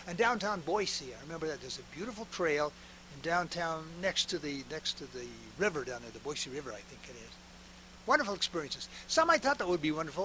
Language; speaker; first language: English; native; English